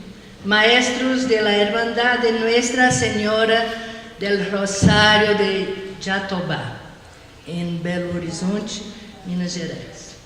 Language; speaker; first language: Spanish; non-native, learner; Portuguese